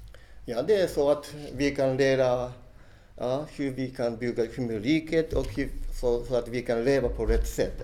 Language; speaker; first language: Swedish; non-native, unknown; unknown